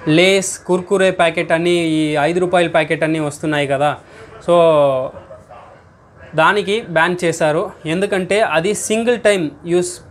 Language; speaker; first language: Telugu; non-native, learner; Tamil